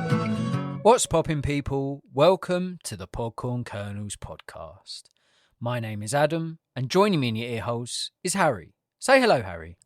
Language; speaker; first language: English; native; English